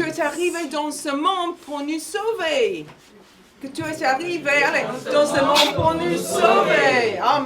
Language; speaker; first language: French; non-native, fluent; English